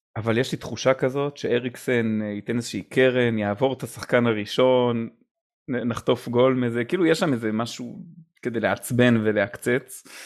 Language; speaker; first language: Hebrew; native; Hebrew